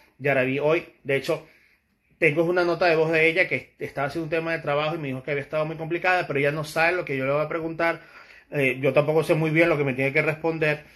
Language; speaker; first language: Spanish; native; Spanish